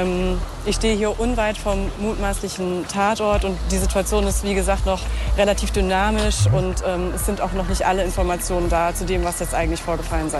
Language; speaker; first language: German; native; German